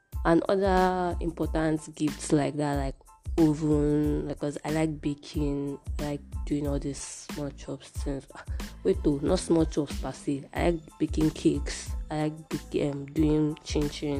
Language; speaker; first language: English; non-native, local second language; Yoruba